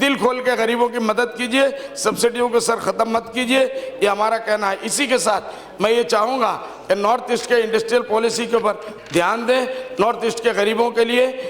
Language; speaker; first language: Hindi; non-native, local second language; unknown